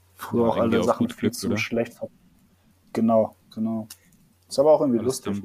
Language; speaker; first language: German; native; German